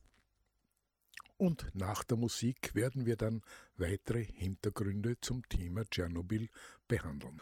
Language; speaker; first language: German; native; German